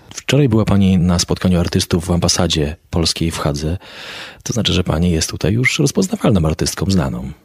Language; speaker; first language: Polish; native; Polish